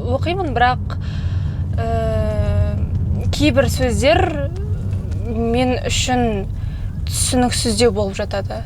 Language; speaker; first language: Kazakh; non-native, local second language; Russian